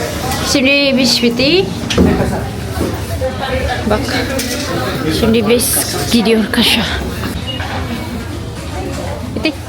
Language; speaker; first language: Turkish; non-native, learner; Indonesian